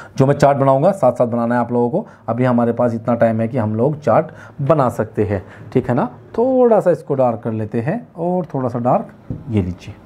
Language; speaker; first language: Hindi; native; Hindi